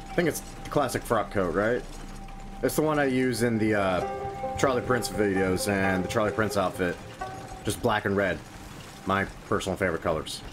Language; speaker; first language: English; native; English